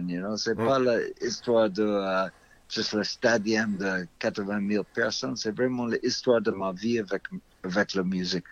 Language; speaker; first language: French; non-native, fluent; English